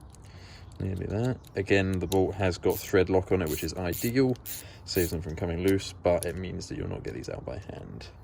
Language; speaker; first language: English; native; English